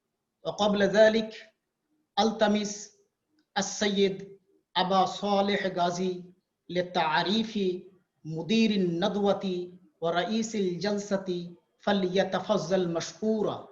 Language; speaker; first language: Arabic; non-native, fluent; Bangla